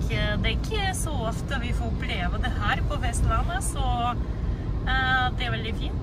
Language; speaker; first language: Norwegian; non-native, fluent; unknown